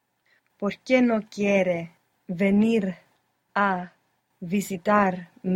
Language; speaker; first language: Spanish; non-native, learner; English